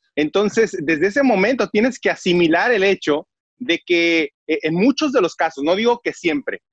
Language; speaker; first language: Spanish; native; Spanish